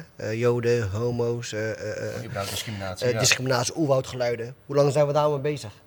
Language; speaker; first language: Dutch; early bilingual, other home language; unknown